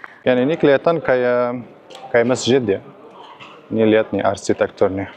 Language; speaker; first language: Indonesian; non-native, fluent; Arabic